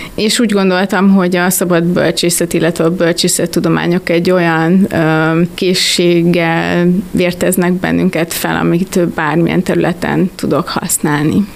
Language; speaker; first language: Hungarian; native; Hungarian